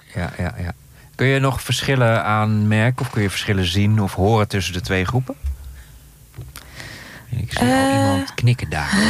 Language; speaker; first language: Dutch; native; Dutch